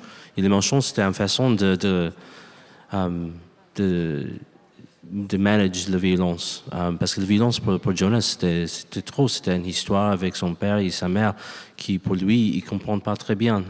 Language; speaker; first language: French; non-native, learner; English